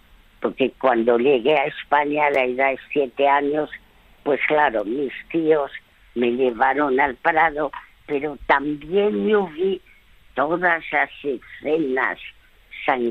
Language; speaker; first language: Spanish; early bilingual, other home language; French